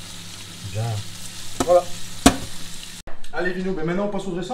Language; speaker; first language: French; native; French